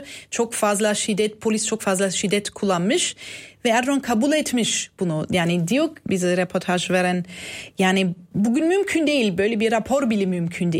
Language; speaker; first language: Turkish; non-native, fluent; German